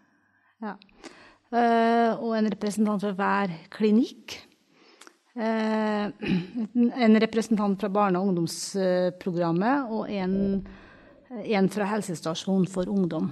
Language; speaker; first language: Norwegian; native; Norwegian